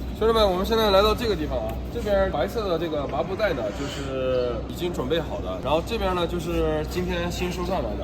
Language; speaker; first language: Chinese; native; Chinese